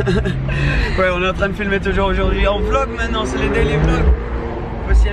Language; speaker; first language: French; native; French